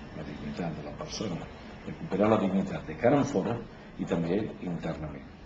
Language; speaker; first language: Catalan; native; Catalan